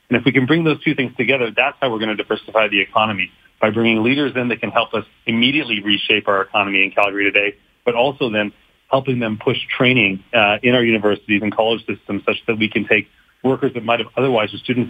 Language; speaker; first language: English; native; English